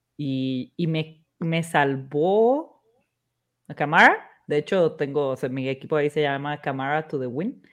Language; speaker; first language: Spanish; early bilingual, heritage; Spanish